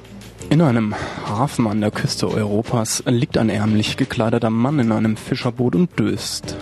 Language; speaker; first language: German; native; German